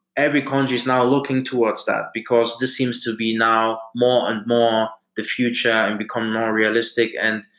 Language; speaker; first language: English; early bilingual, other home language; German